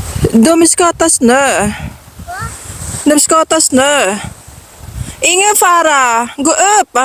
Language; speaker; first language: Swedish; non-native, learner; Filipino